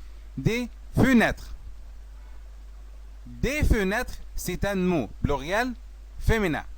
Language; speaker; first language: French; non-native, fluent; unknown